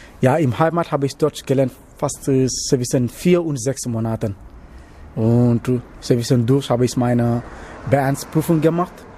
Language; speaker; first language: German; non-native, learner; Wolof